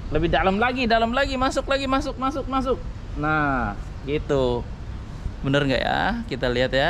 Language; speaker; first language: Indonesian; native; Indonesian